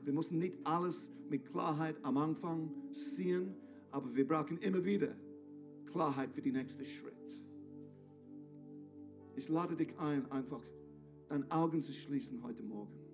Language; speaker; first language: German; non-native, fluent; English